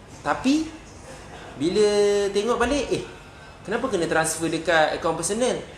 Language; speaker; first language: Malay; native; Malay